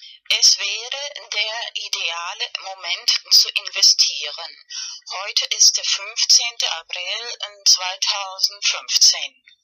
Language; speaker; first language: German; non-native, fluent; Spanish